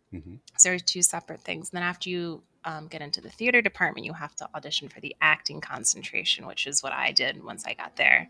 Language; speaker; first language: English; native; English